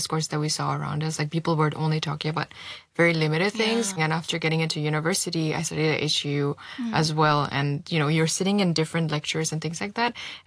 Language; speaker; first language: English; non-native, local second language; Bangla